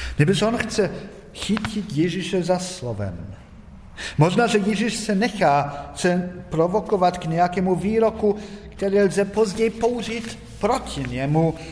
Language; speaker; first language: Czech; non-native, fluent; German